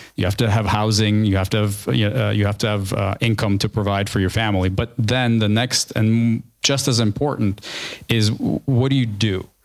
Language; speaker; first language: English; early bilingual, other home language; Ukrainian